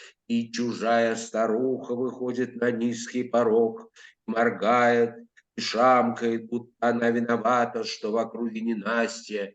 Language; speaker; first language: Russian; native; Russian